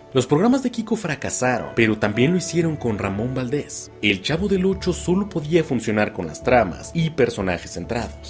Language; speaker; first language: Spanish; native; Spanish